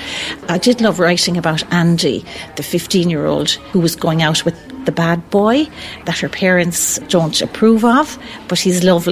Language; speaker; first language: English; native; English